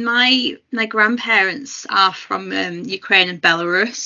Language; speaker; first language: English; native; English